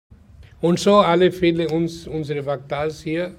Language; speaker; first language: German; non-native, learner; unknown